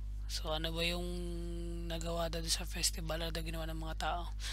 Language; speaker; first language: Filipino; native; Filipino